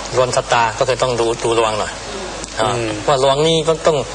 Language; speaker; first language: Thai; non-native, learner; Chinese